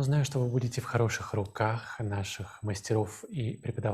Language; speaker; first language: Russian; native; Russian